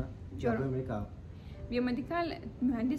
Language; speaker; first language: Indonesian; non-native, learner; Turkish